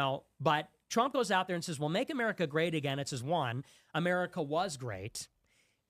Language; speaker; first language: English; native; English